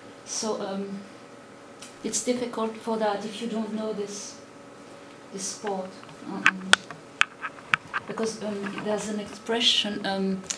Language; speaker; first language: English; non-native, fluent; French